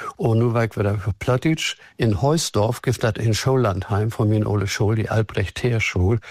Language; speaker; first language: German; native; German